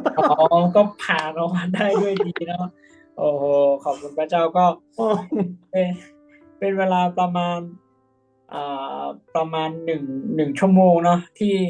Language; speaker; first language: Thai; native; Thai